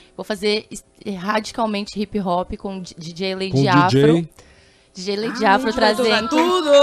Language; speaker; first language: Portuguese; native; Portuguese